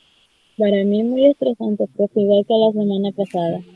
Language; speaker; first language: Spanish; native; Spanish